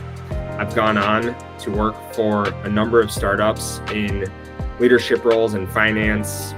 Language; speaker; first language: English; native; English